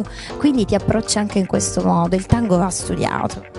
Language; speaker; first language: Italian; native; Italian